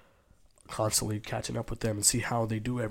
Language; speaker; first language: English; native; English